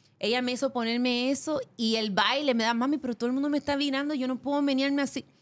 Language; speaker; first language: Spanish; early bilingual, heritage; Spanish